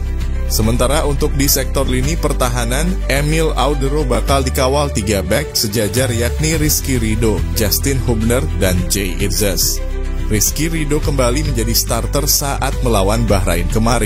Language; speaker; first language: Indonesian; native; Indonesian